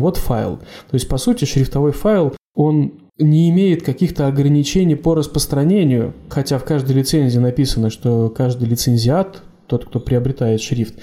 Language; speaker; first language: Russian; native; Russian